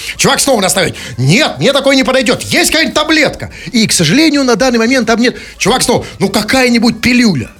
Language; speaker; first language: Russian; native; Russian